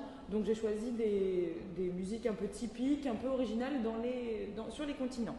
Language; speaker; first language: French; native; French